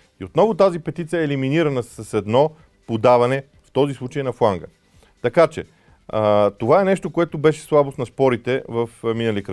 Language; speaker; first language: Bulgarian; native; Bulgarian